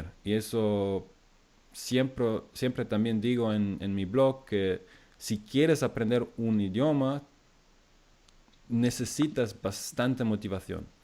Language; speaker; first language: Spanish; non-native, fluent; German